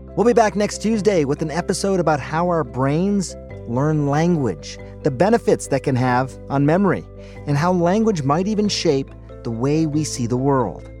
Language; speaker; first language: English; non-native, fluent; Persian